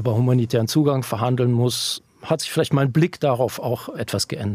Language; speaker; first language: German; native; German